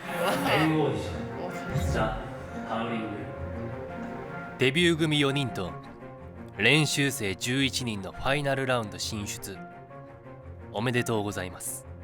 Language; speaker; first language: Japanese; native; Japanese